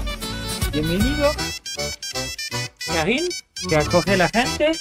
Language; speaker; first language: Spanish; non-native, learner; French